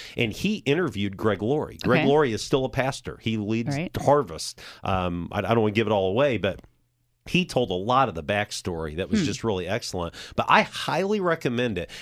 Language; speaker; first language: English; native; English